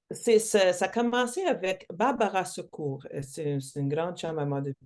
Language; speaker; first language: French; non-native, local second language; English